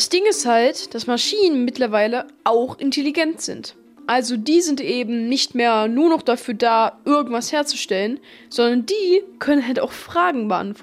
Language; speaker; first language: German; native; German